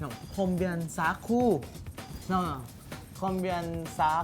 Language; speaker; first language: French; non-native, learner; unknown